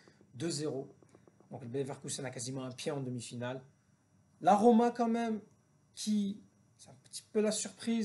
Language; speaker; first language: French; native; French